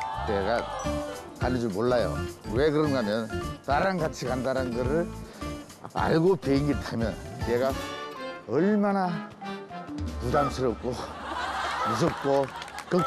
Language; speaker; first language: Korean; native; Korean